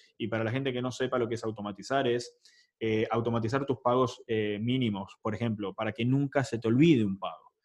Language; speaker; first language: Spanish; native; Spanish